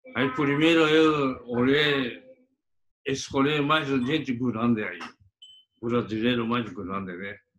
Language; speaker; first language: Portuguese; non-native, fluent; Japanese